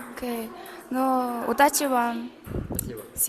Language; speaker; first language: Russian; non-native, fluent; Mongolian